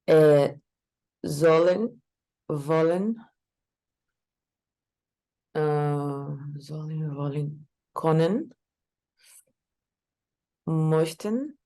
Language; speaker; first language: German; non-native, learner; Portuguese